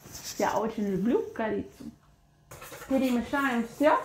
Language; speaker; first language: Russian; non-native, fluent; English